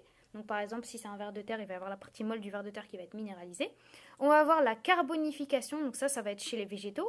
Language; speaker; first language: French; native; French